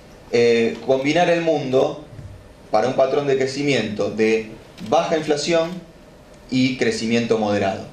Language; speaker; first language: Spanish; native; Spanish